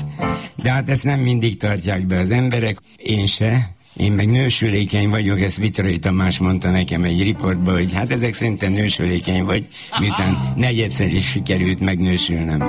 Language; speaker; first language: Hungarian; native; Hungarian